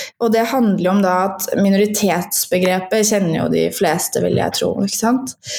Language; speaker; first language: Norwegian; native; Norwegian